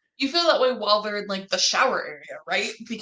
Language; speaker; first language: English; native; English